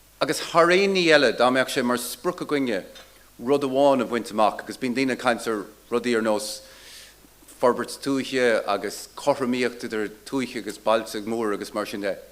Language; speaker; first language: Irish; native; Irish